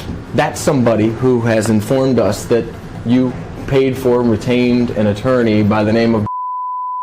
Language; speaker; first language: English; native; English